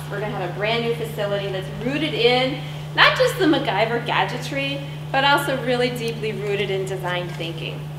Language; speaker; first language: English; native; English